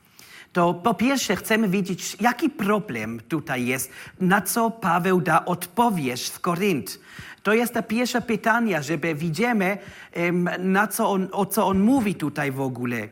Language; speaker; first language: Polish; non-native, learner; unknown